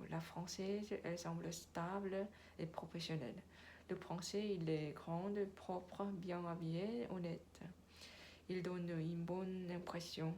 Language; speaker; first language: French; non-native, learner; Korean